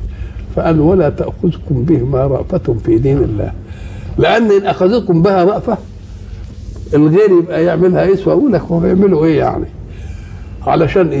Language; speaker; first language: Arabic; native; Arabic